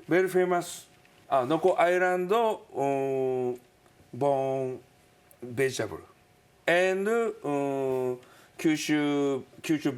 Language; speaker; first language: English; non-native, learner; Japanese